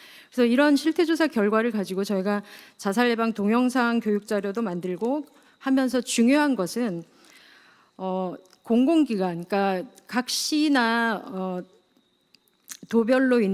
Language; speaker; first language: Korean; native; Korean